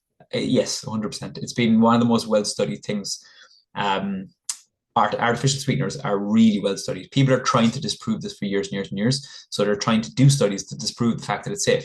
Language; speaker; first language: English; native; English